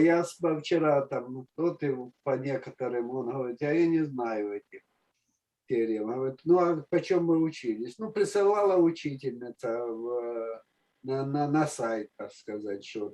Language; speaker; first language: Russian; native; Russian